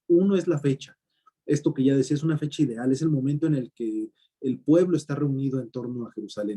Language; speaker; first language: Spanish; native; Spanish